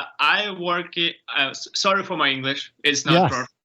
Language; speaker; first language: English; non-native, learner; Ukrainian